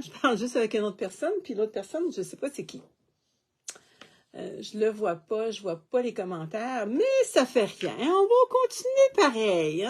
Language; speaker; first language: French; native; French